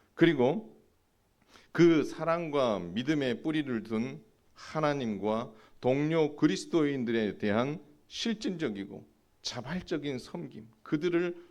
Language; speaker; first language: Korean; native; Korean